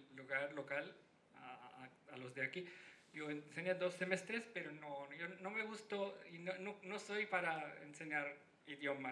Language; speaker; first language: Spanish; non-native, fluent; Hindi